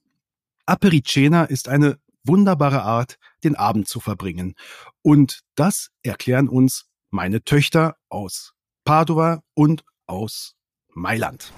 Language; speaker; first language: German; native; German